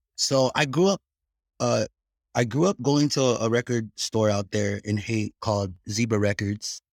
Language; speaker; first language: English; early bilingual, other home language; Filipino